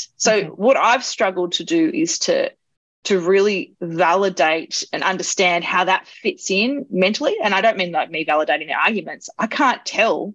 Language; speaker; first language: English; native; English